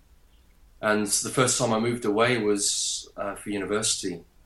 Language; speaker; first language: English; native; English